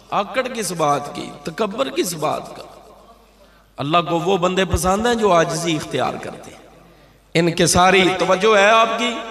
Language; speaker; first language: Urdu; non-native, local second language; Punjabi